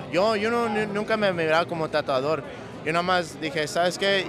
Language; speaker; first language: Spanish; early bilingual, heritage; Spanish